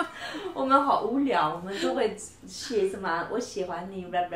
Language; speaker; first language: Chinese; non-native, fluent; French